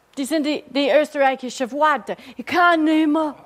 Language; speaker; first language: German; non-native, fluent; English